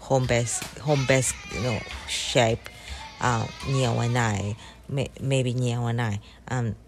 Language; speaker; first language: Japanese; non-native, learner; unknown